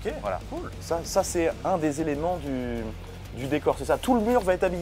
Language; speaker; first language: French; native; French